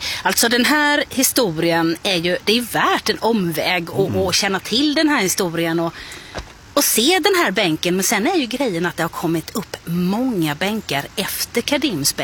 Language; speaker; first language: Swedish; native; Swedish